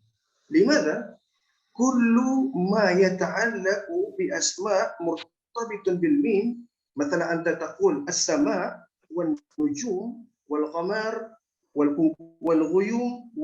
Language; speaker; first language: Arabic; non-native, fluent; Indonesian